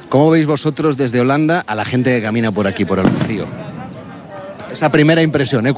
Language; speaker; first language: Spanish; native; Spanish